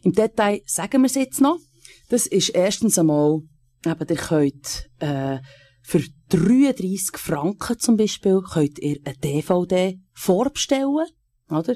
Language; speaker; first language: German; native; German